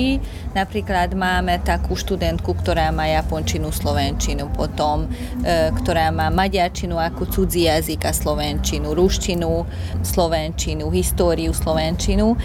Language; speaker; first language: Slovak; non-native, local second language; Hungarian